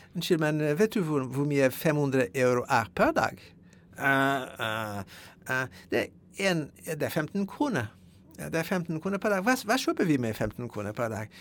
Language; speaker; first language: Norwegian; non-native, fluent; French